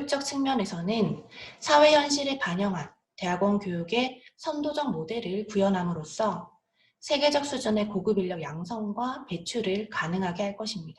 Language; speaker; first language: Korean; native; Korean